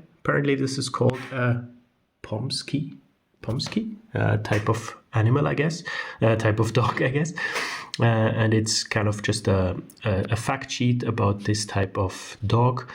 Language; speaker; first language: English; non-native, fluent; German